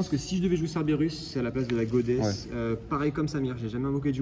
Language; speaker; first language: French; native; French